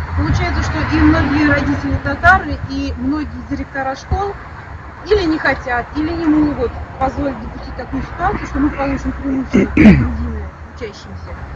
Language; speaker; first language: Russian; native; Russian